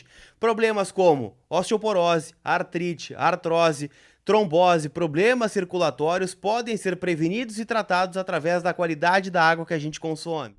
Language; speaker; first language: Portuguese; native; Portuguese